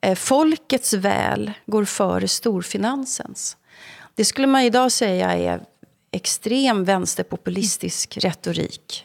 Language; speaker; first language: Swedish; native; Swedish